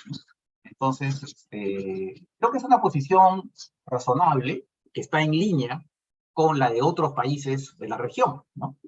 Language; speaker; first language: Spanish; native; Spanish